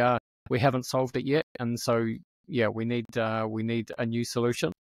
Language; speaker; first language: English; native; English